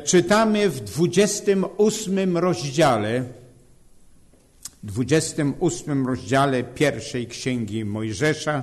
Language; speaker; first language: Polish; native; Polish